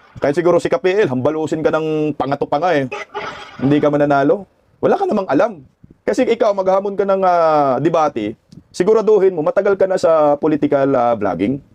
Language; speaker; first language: Filipino; non-native, local second language; Cebuano